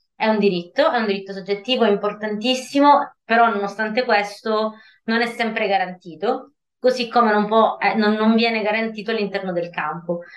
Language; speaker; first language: Italian; native; Italian